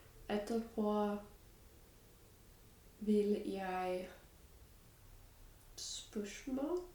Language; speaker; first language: Norwegian; non-native, learner; English